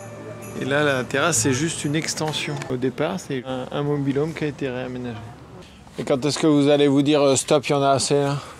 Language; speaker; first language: French; native; French